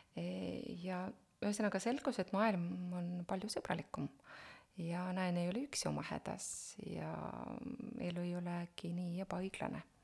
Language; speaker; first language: Estonian; non-native, local second language; Russian